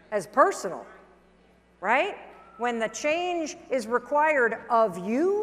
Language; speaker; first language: English; native; English